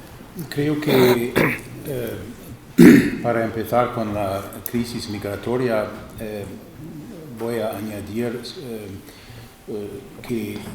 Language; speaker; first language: Spanish; non-native, fluent; German